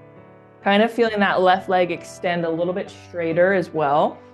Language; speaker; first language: English; native; English